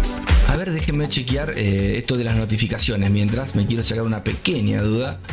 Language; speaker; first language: Spanish; native; Spanish